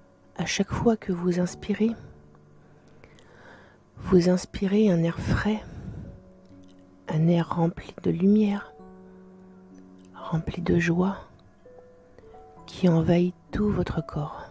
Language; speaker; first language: French; native; French